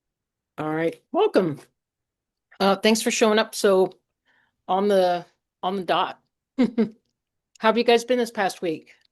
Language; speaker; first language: English; native; English